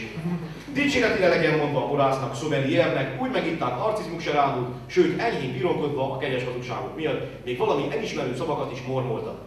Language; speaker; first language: Hungarian; native; Hungarian